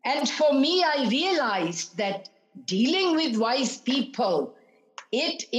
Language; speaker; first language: English; non-native, local second language; Punjabi